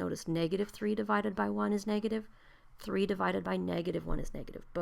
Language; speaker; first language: English; native; English